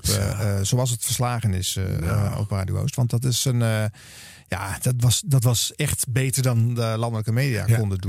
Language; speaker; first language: Dutch; native; Dutch